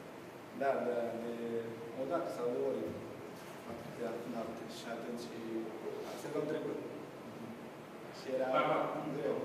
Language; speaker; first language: Romanian; non-native, learner; Japanese